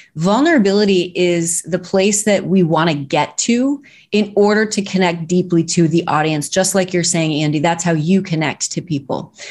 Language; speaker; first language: English; native; English